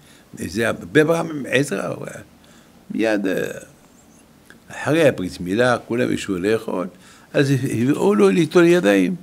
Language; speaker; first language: Hebrew; non-native, fluent; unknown